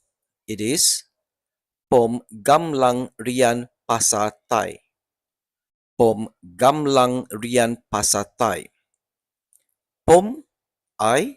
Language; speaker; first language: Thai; non-native, learner; English